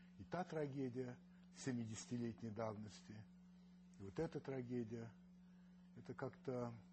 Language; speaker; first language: Russian; early bilingual, heritage; Russian